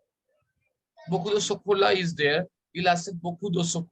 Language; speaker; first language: French; non-native, fluent; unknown